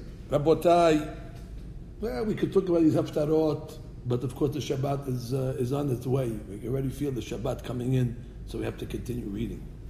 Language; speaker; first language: English; native; English